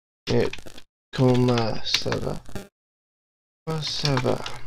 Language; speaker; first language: French; non-native, learner; English